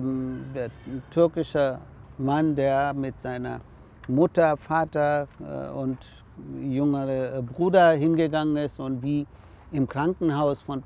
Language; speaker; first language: German; non-native, fluent; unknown